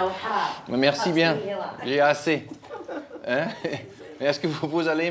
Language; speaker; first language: French; non-native, learner; Dutch